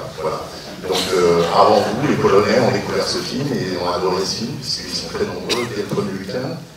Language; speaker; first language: French; native; French